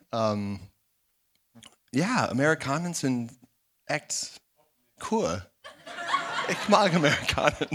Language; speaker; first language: German; non-native, fluent; English